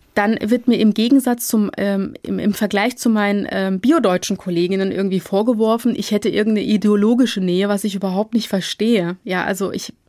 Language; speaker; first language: German; native; German